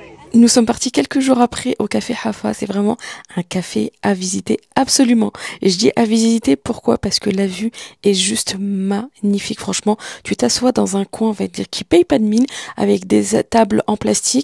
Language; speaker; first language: French; early bilingual, other home language; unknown